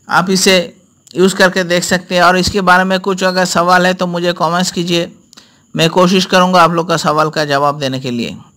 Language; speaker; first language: Hindi; non-native, local second language; Bangla